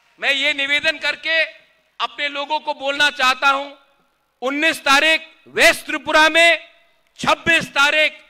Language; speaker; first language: Hindi; non-native, local second language; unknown